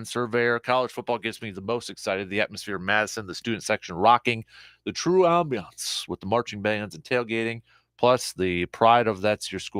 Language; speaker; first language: English; native; English